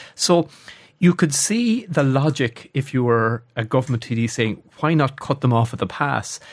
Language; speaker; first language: English; native; English